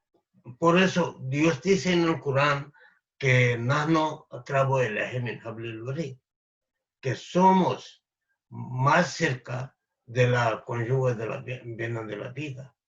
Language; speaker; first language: Spanish; non-native, fluent; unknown